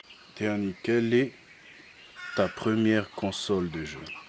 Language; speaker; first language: French; native; French